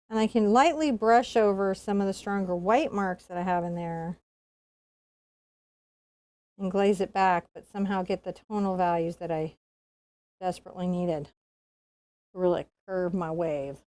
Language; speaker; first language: English; native; English